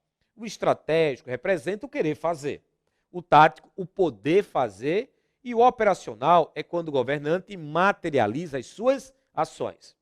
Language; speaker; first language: Portuguese; native; Portuguese